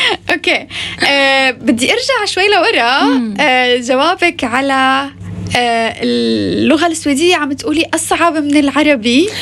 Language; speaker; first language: Arabic; native; Arabic